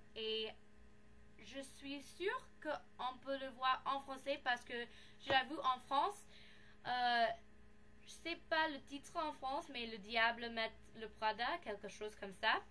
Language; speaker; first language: French; non-native, learner; English